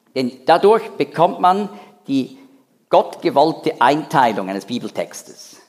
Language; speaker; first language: German; native; German